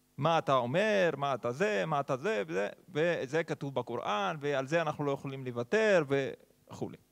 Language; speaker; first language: Hebrew; non-native, local second language; Arabic